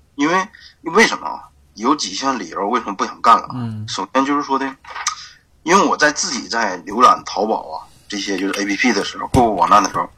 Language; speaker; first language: Chinese; native; Chinese